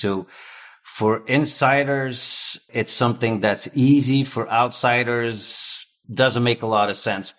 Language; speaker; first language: English; non-native, fluent; Dutch